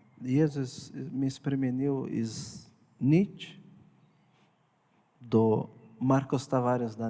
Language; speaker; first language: Slovenian; non-native, fluent; Portuguese